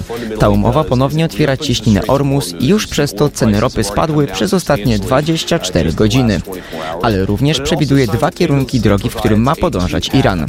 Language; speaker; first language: Polish; native; Polish